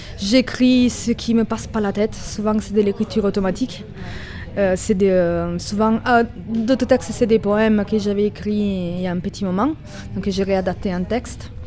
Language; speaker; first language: French; non-native, fluent; Italian